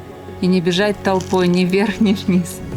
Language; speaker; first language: Russian; native; Russian